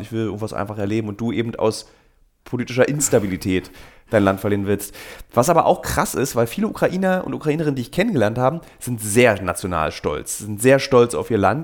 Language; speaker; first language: German; native; German